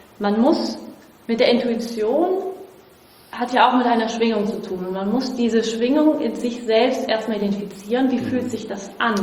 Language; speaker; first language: German; non-native, fluent; Portuguese